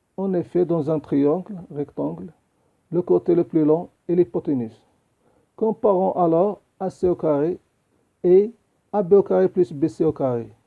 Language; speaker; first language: French; non-native, local second language; Arabic